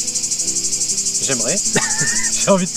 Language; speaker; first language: French; native; French